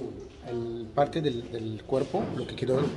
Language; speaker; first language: Spanish; non-native, learner; Arabic